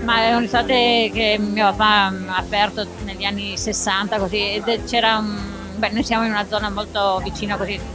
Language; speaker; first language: Italian; native; Italian